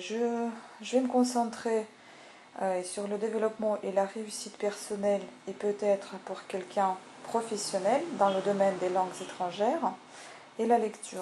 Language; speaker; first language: French; non-native, fluent; Russian